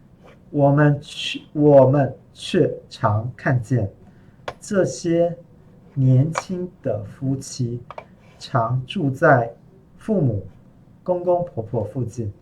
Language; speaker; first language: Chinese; non-native, fluent; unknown